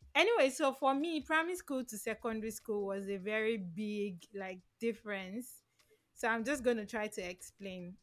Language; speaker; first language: English; non-native, local second language; Yoruba